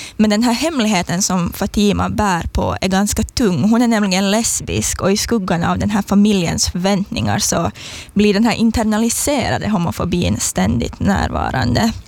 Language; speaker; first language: Swedish; native; Swedish